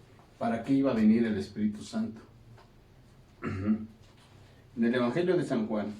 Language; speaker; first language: Spanish; native; Spanish